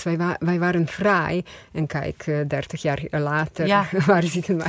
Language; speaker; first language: Dutch; non-native, fluent; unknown